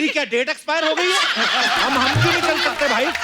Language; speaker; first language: Hindi; native; Hindi